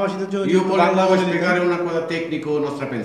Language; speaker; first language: Italian; non-native, learner; Bangla